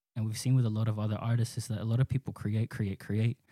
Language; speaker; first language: English; native; English